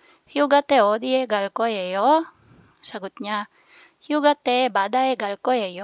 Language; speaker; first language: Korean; non-native, fluent; Filipino